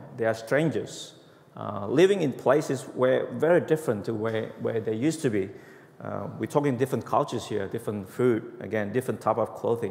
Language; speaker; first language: English; non-native, fluent; Indonesian